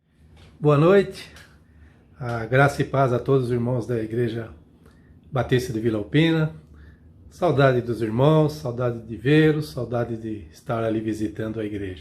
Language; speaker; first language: Portuguese; native; Portuguese